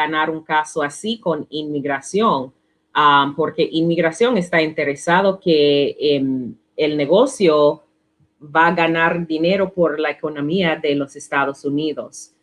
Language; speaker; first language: Spanish; non-native, learner; English